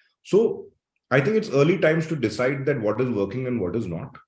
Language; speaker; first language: English; non-native, local second language; Malayalam